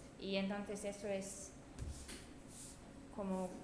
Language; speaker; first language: Spanish; non-native, fluent; German